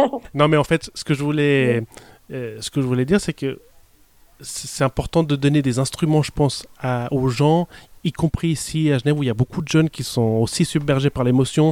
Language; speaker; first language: French; early bilingual, other home language; Spanish